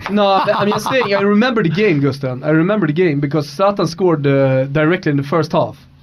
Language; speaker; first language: English; non-native, fluent; Swedish